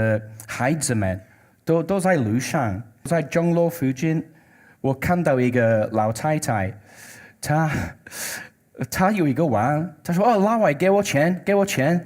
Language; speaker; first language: Chinese; non-native, learner; English